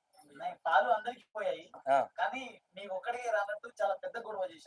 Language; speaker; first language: Telugu; native; Telugu